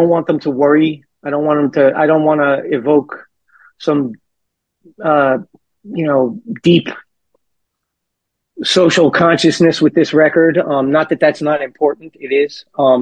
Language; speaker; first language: English; native; English